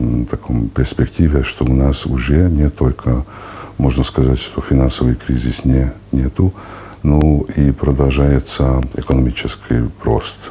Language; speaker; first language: Russian; non-native, fluent; Hungarian